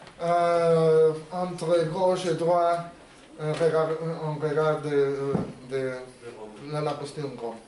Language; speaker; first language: French; non-native, learner; Spanish